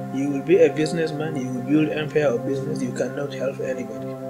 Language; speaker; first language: English; non-native, local second language; Hausa